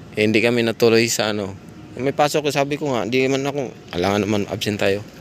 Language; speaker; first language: Filipino; non-native, local second language; Cebuano